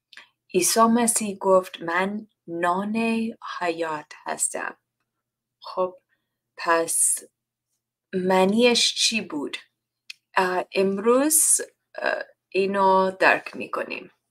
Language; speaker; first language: Persian; non-native, learner; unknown